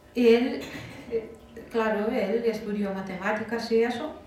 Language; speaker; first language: Spanish; non-native, fluent; Russian